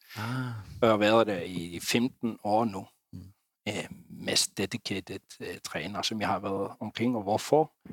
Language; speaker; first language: Danish; non-native, fluent; Icelandic